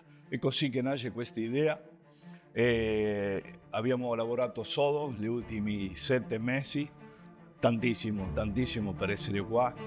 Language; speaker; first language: Italian; non-native, fluent; Spanish